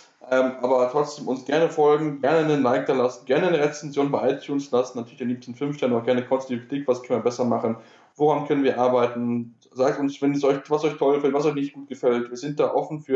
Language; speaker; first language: German; native; German